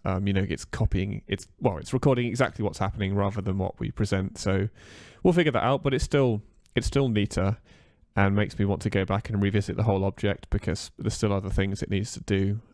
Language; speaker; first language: English; native; English